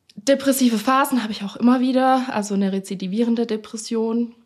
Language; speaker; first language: German; native; German